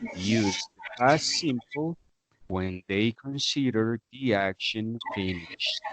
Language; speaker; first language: English; non-native, fluent; Spanish